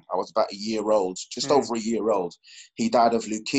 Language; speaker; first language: English; native; English